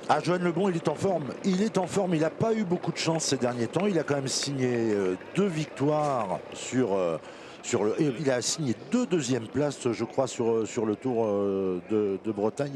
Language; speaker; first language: French; native; French